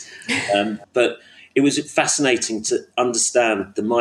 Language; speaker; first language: English; native; English